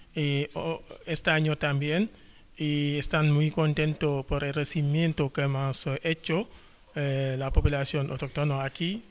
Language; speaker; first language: Spanish; non-native, fluent; Wolof